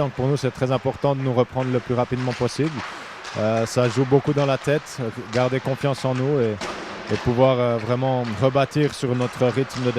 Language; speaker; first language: French; native; French